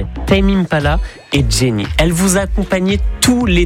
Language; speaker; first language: French; native; French